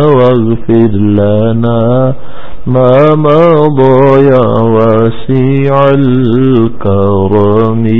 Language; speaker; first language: Urdu; non-native, local second language; Punjabi